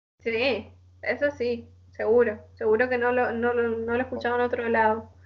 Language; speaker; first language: Spanish; native; Spanish